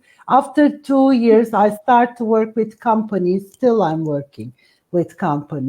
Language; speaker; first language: English; non-native, fluent; Turkish